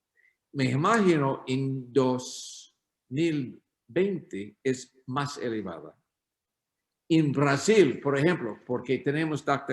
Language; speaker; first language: Spanish; non-native, learner; English